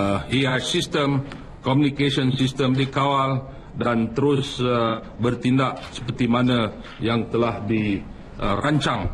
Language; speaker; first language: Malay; native; Malay